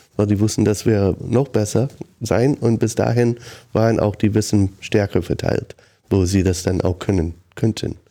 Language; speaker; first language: German; non-native, fluent; English